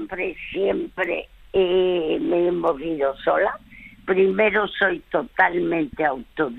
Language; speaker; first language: Spanish; early bilingual, other home language; French